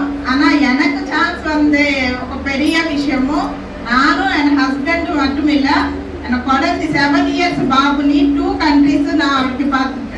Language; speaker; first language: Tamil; non-native, learner; Telugu